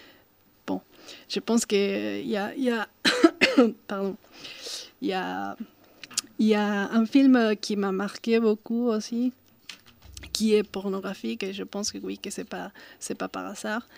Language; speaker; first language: French; non-native, fluent; Spanish